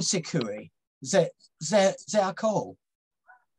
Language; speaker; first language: Hebrew; non-native, learner; English